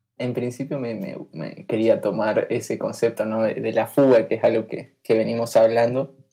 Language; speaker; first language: Spanish; native; Spanish